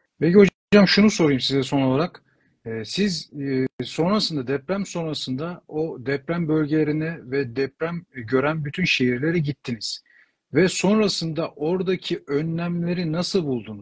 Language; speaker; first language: Turkish; native; Turkish